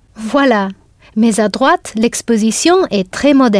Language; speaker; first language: French; non-native, fluent; English